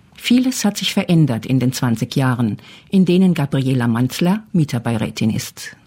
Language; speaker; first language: German; native; German